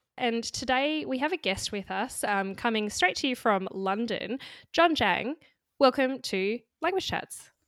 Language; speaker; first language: English; native; English